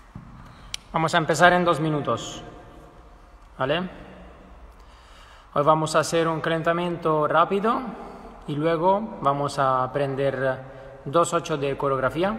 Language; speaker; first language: Spanish; non-native, fluent; Italian